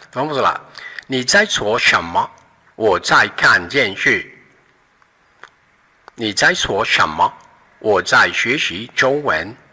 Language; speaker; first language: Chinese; non-native, fluent; Portuguese